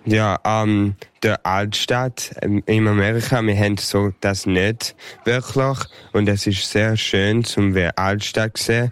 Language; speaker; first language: German; early bilingual, heritage; English